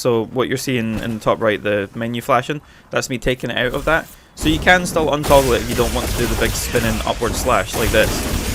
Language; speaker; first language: English; native; English